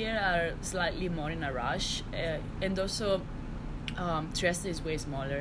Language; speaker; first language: English; non-native, fluent; Italian